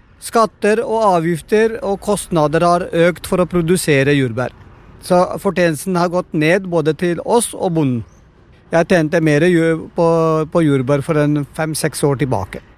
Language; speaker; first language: Norwegian; non-native, fluent; Punjabi